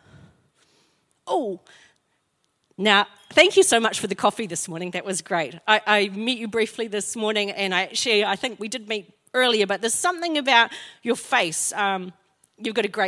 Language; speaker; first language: English; native; English